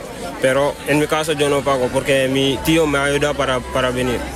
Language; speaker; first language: Spanish; non-native, learner; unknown